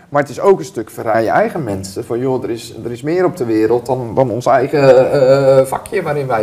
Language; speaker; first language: Dutch; native; Dutch